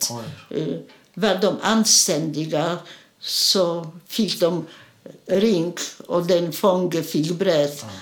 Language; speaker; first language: Swedish; non-native, fluent; Polish